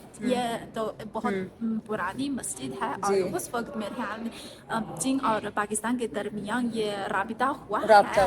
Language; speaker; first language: Hindi; non-native, fluent; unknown